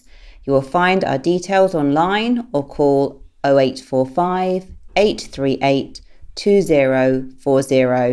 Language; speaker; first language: English; native; English